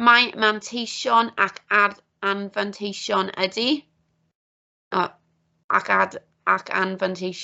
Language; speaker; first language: Welsh; non-native, local second language; English